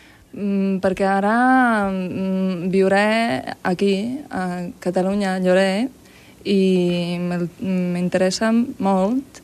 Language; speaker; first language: Catalan; non-native, learner; Croatian